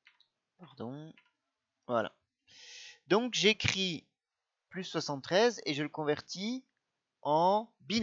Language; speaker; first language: French; native; French